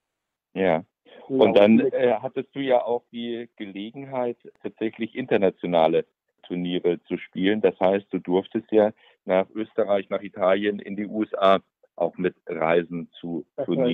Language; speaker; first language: German; native; German